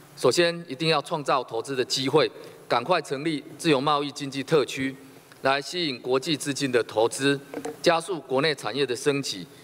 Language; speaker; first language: Chinese; native; Chinese